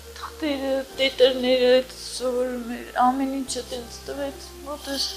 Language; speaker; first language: Armenian; non-native, local second language; Kurdish